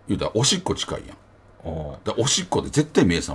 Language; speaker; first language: Japanese; native; Japanese